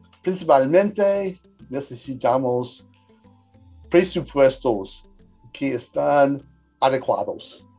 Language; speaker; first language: Spanish; early bilingual, heritage; English